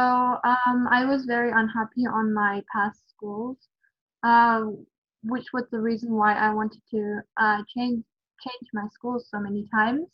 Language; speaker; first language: English; non-native, fluent; German